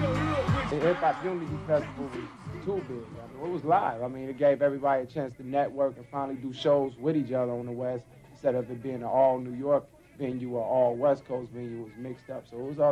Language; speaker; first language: English; native; English